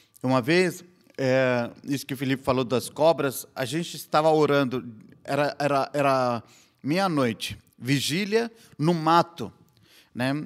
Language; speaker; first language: Portuguese; non-native, fluent; Hindi